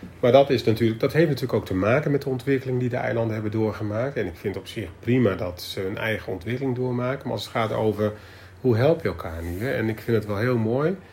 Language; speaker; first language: Dutch; native; Dutch